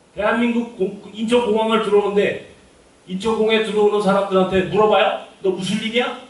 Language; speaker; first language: Korean; native; Korean